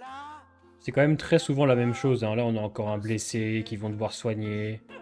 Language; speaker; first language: French; native; French